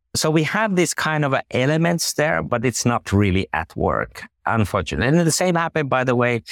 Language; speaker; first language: English; non-native, fluent; Finnish